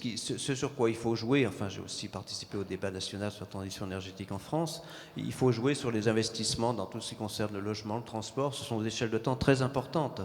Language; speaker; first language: French; native; French